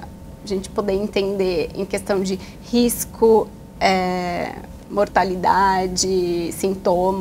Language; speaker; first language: Portuguese; native; Portuguese